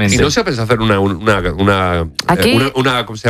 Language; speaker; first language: Spanish; native; Spanish